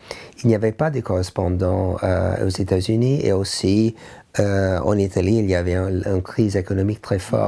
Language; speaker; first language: French; non-native, learner; English